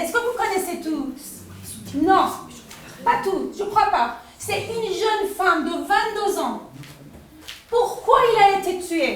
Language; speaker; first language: French; non-native, learner; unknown